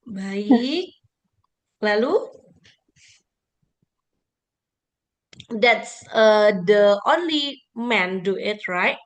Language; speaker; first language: English; non-native, learner; Indonesian